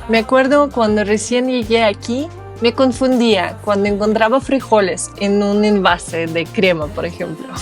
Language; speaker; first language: Spanish; non-native, fluent; Russian